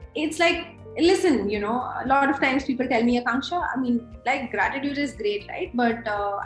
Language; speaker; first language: English; non-native, local second language; Hindi